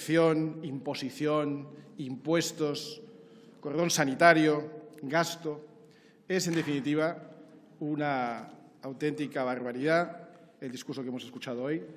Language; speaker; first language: Spanish; native; Spanish